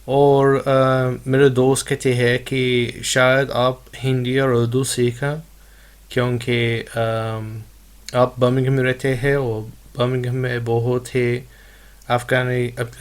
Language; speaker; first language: Urdu; non-native, learner; English